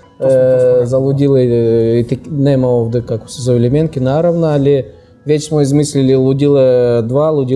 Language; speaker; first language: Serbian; non-native, fluent; Russian